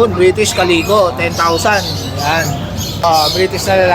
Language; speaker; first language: Filipino; native; Filipino